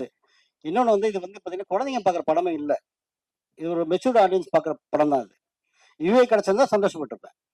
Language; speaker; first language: Tamil; native; Tamil